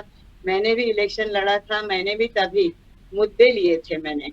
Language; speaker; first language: Hindi; non-native, local second language; Marathi